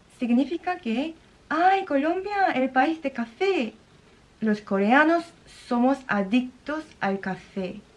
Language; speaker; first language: Spanish; non-native, fluent; Korean